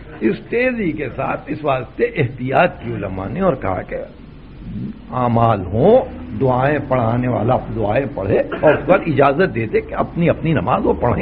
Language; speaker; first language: Urdu; native; Urdu